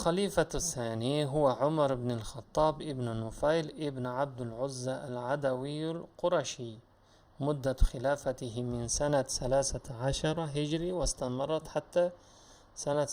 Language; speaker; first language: Arabic; non-native, fluent; Uzbek